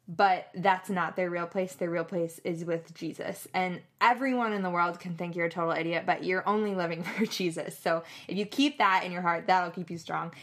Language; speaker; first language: English; native; English